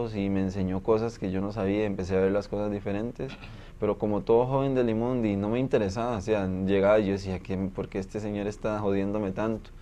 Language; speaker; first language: Spanish; native; Spanish